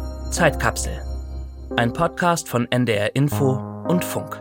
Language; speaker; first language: German; native; German